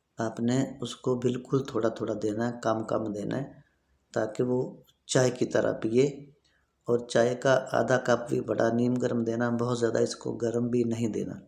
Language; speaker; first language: Urdu; non-native, local second language; Punjabi